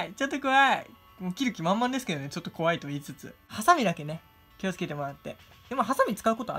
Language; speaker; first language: Japanese; native; Japanese